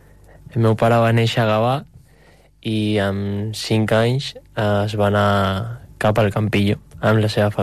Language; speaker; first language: Catalan; non-native, local second language; Spanish